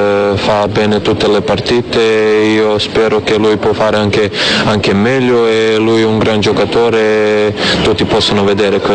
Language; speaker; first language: Italian; non-native, fluent; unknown